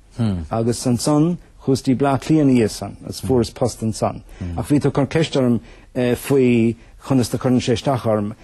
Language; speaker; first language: Irish; native; Irish